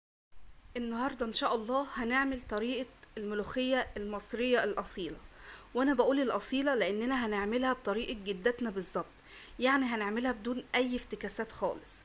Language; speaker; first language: Arabic; native; Arabic